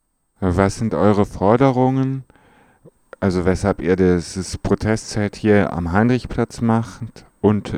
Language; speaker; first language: German; native; German